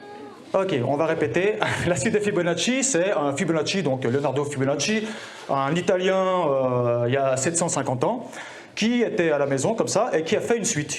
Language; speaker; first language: French; native; French